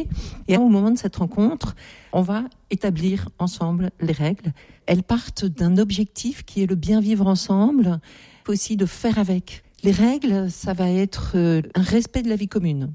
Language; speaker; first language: French; native; French